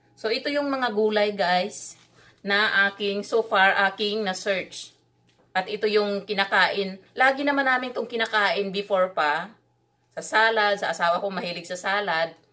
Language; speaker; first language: Filipino; non-native, local second language; Cebuano